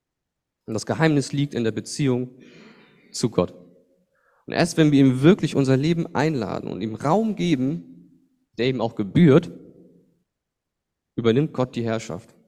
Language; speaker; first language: German; native; German